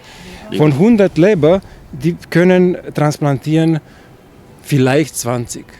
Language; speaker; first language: German; non-native, fluent; Chinese